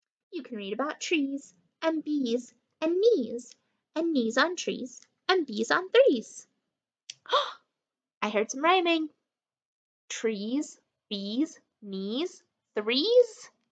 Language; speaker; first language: English; native; English